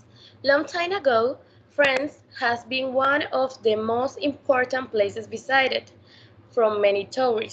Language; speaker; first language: English; non-native, learner; Spanish